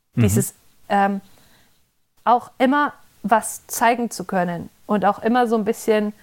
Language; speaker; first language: German; native; German